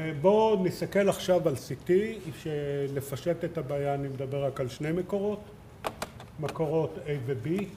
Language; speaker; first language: Hebrew; native; Hebrew